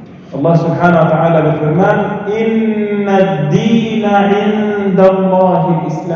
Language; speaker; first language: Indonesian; non-native, learner; Arabic